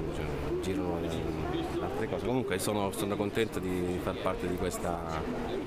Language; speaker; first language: Italian; native; Italian